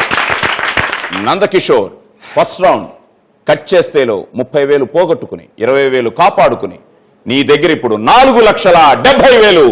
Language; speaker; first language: Telugu; native; Telugu